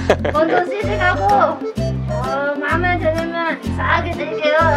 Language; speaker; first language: Korean; non-native, fluent; Cantonese